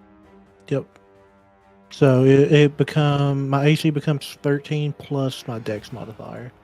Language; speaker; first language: English; native; English